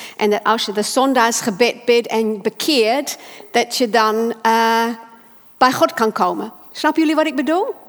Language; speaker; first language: Dutch; non-native, fluent; English